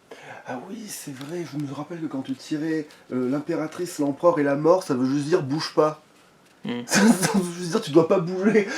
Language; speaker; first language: French; native; French